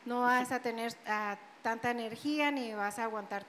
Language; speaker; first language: Spanish; native; Spanish